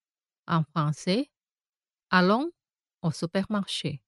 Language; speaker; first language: French; non-native, fluent; Indonesian